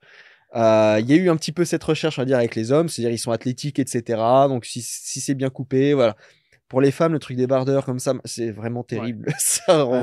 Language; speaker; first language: French; native; French